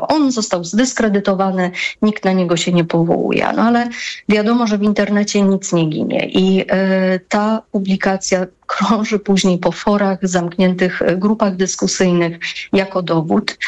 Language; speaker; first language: Polish; native; Polish